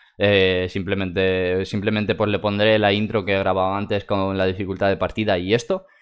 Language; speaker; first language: Spanish; non-native, fluent; Russian